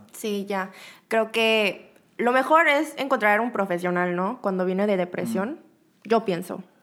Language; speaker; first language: Spanish; early bilingual, other home language; Korean